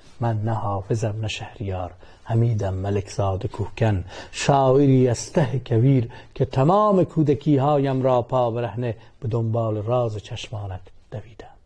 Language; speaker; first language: Persian; non-native, local second language; Baluchi